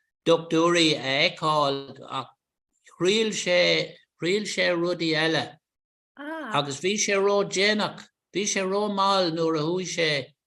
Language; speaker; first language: Irish; non-native, local second language; English